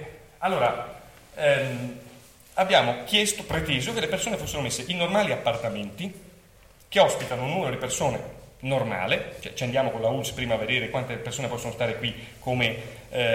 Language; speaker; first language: Italian; native; Italian